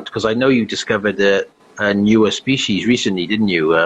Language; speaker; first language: English; native; English